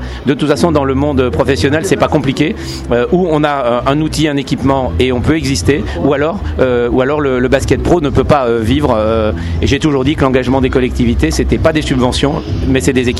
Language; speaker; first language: French; native; French